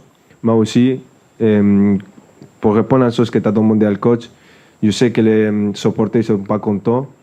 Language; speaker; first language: French; non-native, fluent; Spanish